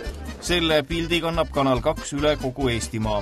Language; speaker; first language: Estonian; native; Estonian